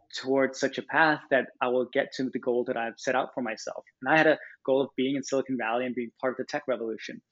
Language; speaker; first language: English; non-native, fluent; Danish